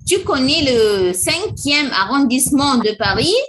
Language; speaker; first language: French; non-native, fluent; Arabic